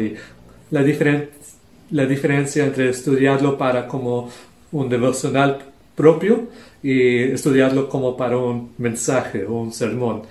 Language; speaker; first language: Spanish; non-native, local second language; English